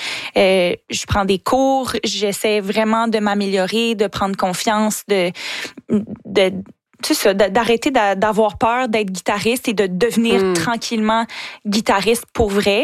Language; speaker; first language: French; native; French